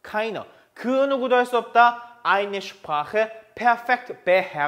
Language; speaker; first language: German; non-native, fluent; Korean